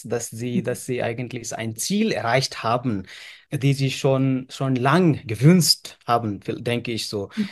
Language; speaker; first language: German; non-native, fluent; Nepali